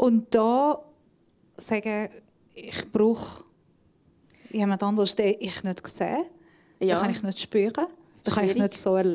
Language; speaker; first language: German; non-native, fluent; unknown